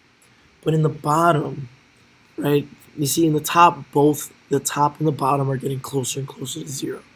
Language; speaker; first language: English; native; English